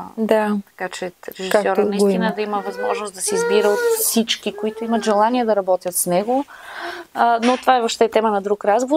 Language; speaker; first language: Bulgarian; native; Bulgarian